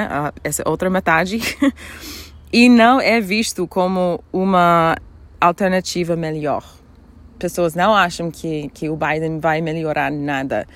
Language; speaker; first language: Portuguese; non-native, fluent; English